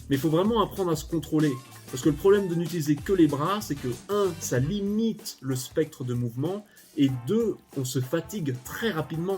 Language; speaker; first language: French; native; French